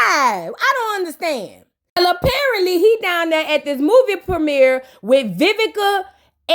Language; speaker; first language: English; native; English